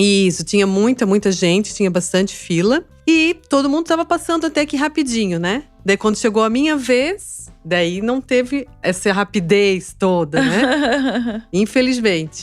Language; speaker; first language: Portuguese; native; Portuguese